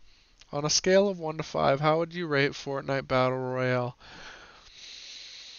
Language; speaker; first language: English; native; English